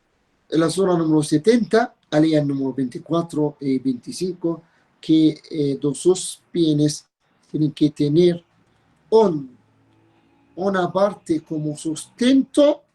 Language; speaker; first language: Spanish; non-native, fluent; Arabic